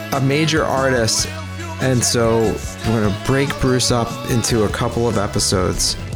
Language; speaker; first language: English; native; English